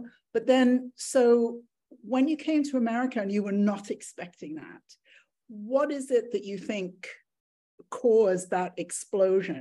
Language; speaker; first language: English; native; English